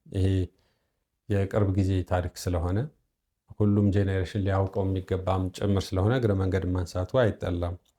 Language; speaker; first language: Amharic; non-native, local second language; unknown